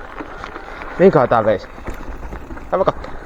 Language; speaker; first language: Finnish; native; Finnish